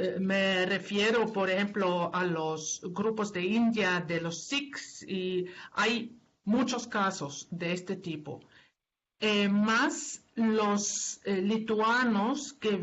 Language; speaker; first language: Spanish; non-native, fluent; German